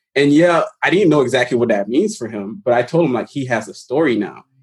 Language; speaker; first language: English; early bilingual, other home language; Haitian Creole